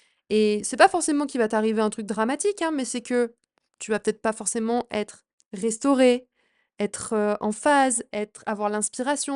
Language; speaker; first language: French; native; French